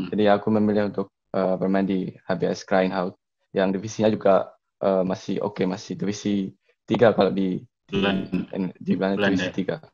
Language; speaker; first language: Indonesian; early bilingual, heritage; Indonesian